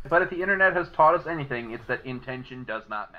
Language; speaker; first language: English; native; English